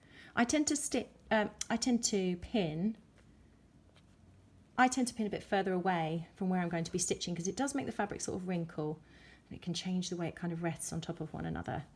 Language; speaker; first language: English; native; English